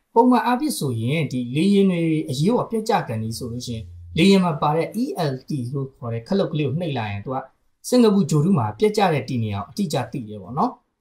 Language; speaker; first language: Burmese; native; Burmese